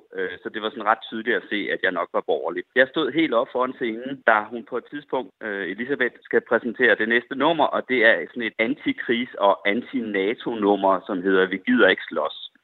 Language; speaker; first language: Danish; native; Danish